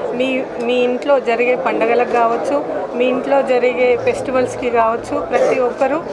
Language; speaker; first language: Telugu; native; Telugu